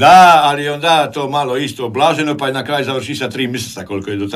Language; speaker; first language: Croatian; native; Croatian